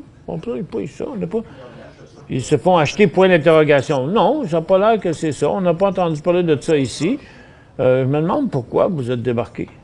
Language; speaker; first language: French; native; French